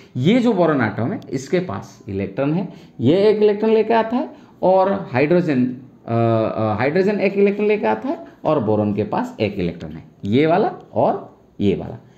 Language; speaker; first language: Hindi; non-native, local second language; Bangla